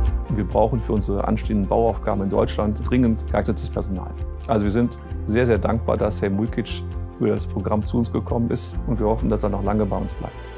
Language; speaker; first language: German; native; German